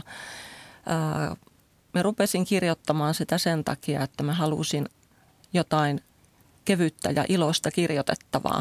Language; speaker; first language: Finnish; native; Finnish